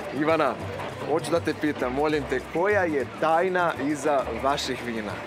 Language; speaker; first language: Serbian; non-native, fluent; Portuguese